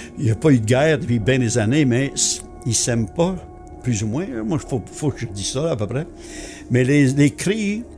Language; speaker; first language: French; non-native, local second language; English